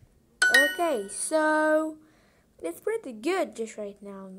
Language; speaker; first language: English; non-native, fluent; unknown